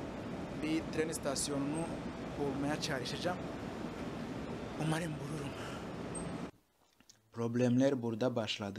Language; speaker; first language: Turkish; non-native, fluent; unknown